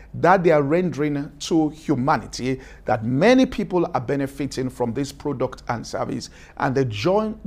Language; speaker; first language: English; non-native, local second language; Yoruba